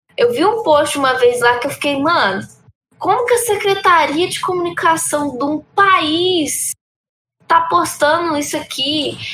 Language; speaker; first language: Portuguese; early bilingual, heritage; Portuguese